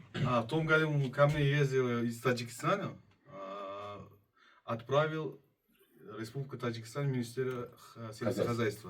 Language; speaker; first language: Russian; non-native, fluent; Uzbek